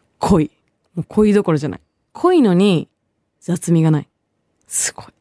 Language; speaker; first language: Japanese; early bilingual, other home language; Bangla